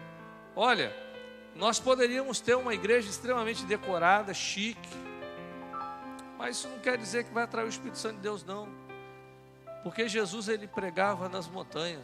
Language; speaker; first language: Portuguese; native; Portuguese